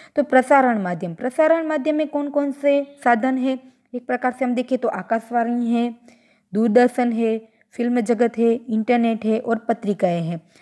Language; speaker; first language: Hindi; non-native, local second language; Gujarati